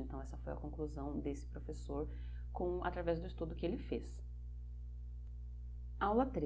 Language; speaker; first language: Portuguese; native; Portuguese